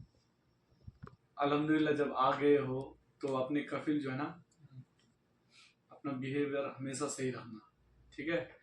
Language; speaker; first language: Hindi; native; Hindi